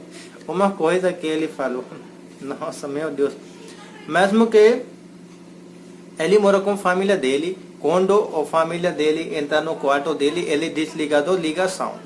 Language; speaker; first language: Portuguese; non-native, learner; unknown